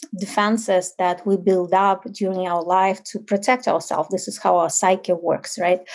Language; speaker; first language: English; non-native, fluent; Ukrainian